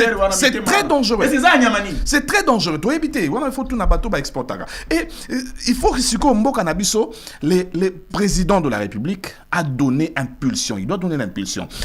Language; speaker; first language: French; non-native, local second language; Lingala